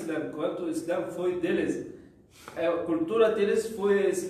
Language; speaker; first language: Portuguese; non-native, learner; Arabic